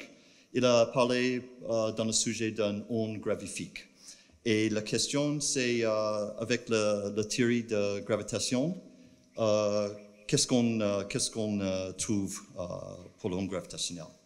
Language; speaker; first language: French; non-native, fluent; English